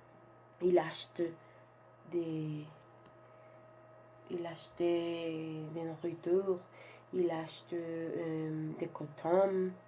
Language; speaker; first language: French; non-native, learner; Spanish